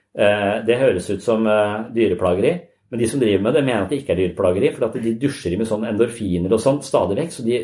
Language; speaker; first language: Norwegian; native; Norwegian